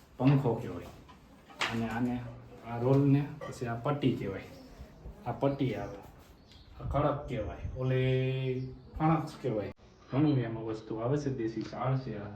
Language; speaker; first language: Gujarati; native; Gujarati